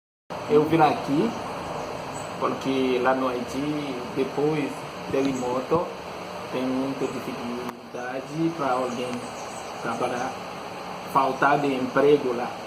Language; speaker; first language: Portuguese; non-native, learner; Haitian Creole